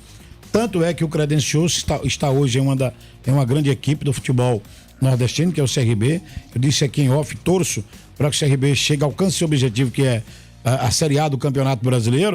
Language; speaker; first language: Portuguese; native; Portuguese